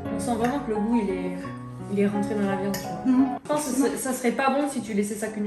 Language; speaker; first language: French; native; French